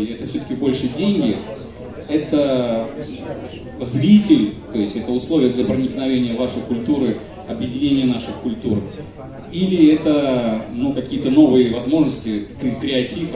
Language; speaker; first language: Russian; native; Russian